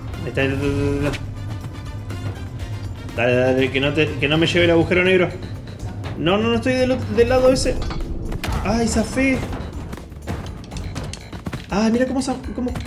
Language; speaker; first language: Spanish; native; Spanish